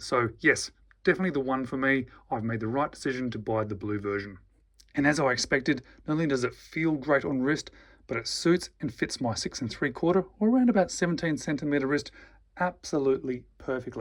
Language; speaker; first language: English; native; English